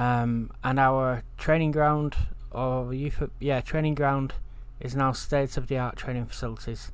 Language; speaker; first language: English; native; English